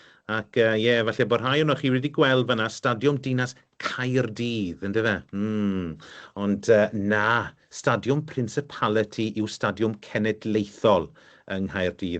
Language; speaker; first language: Welsh; native; Welsh